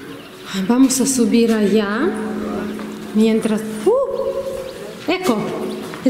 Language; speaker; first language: Spanish; non-native, learner; Russian